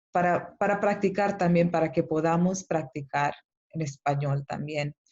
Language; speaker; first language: Spanish; early bilingual, heritage; Spanish